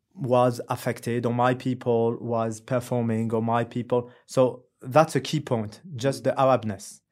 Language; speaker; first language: English; non-native, fluent; French